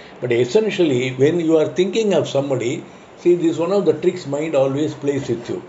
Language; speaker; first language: English; non-native, local second language; Tamil